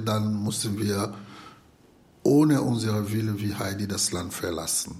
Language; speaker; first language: German; non-native, fluent; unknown